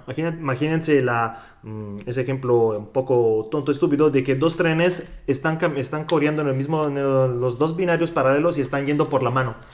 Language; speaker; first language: Spanish; non-native, fluent; Italian